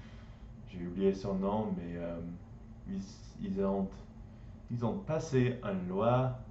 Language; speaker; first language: French; non-native, learner; English